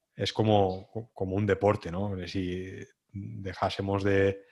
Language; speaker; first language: Spanish; native; Spanish